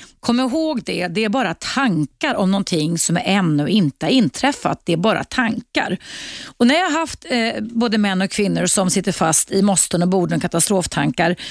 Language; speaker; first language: Swedish; native; Swedish